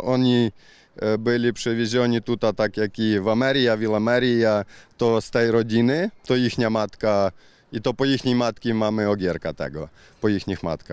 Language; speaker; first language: Polish; non-native, learner; Ukrainian